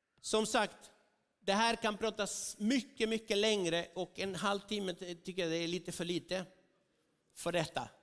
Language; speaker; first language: Swedish; non-native, fluent; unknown